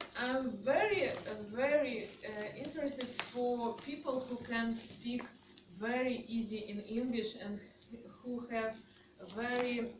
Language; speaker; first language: English; non-native, learner; Russian